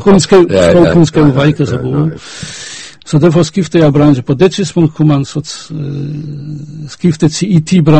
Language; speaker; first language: Danish; non-native, fluent; Polish